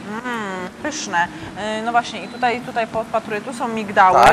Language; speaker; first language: Polish; native; Polish